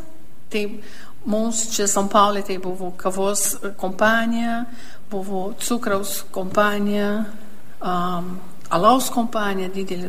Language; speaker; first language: Lithuanian; early bilingual, heritage; Lithuanian